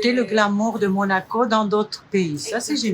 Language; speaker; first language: French; non-native, fluent; Romanian